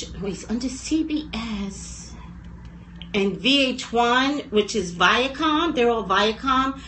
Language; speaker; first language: English; native; English